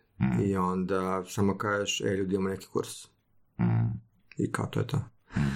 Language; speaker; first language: Serbian; native; Serbian